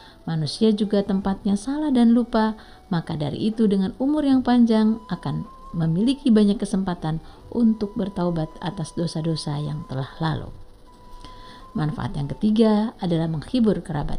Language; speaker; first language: Indonesian; native; Indonesian